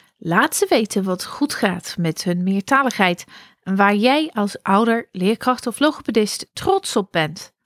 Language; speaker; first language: Dutch; non-native, fluent; English